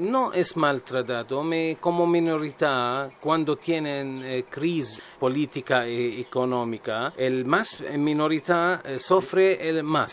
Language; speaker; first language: Spanish; non-native, learner; Arabic